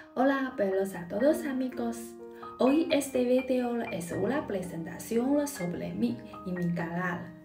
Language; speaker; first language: Spanish; non-native, fluent; Chinese